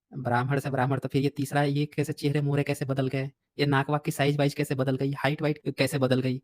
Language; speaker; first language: Hindi; native; Hindi